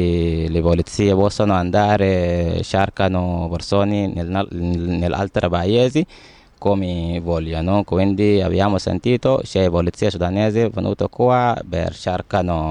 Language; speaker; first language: Italian; non-native, learner; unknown